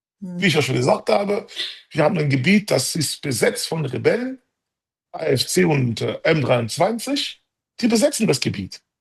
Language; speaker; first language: German; early bilingual, other home language; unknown